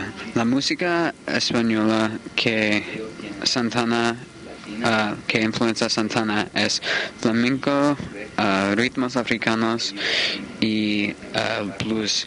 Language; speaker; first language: Spanish; non-native, learner; English